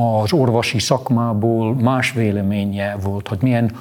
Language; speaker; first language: Hungarian; non-native, fluent; English